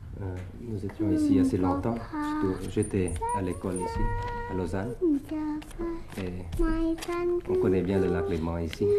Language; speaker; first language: French; early bilingual, other home language; Thai